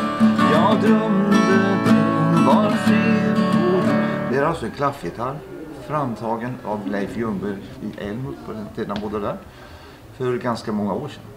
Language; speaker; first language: Swedish; native; Swedish